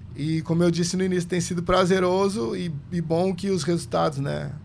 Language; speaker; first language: Portuguese; native; Portuguese